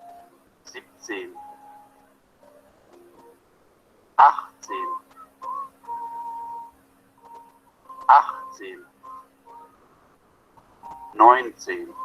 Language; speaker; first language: German; non-native, learner; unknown